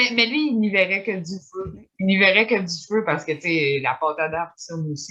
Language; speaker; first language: French; native; French